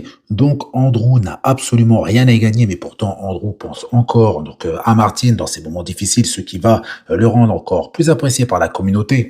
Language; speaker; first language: French; native; French